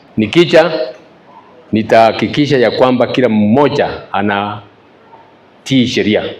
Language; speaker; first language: Swahili; non-native, local second language; Gusii